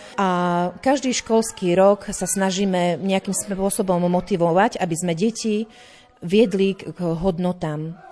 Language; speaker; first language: Slovak; native; Slovak